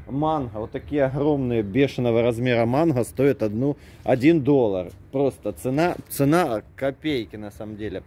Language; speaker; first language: Russian; native; Russian